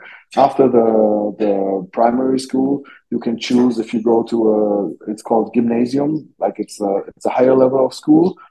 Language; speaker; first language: English; non-native, fluent; German